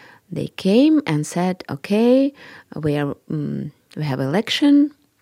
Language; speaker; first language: English; non-native, learner; Russian